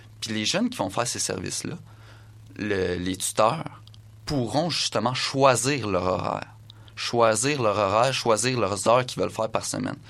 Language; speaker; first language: French; native; French